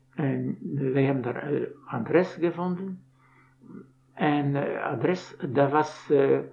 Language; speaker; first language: Dutch; non-native, fluent; Polish